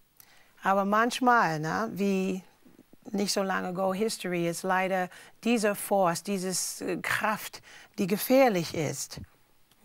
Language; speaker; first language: German; non-native, fluent; English